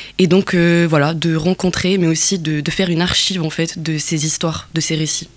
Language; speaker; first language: French; non-native, local second language; Kabyle